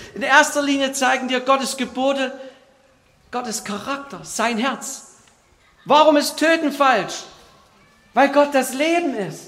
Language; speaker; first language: German; native; German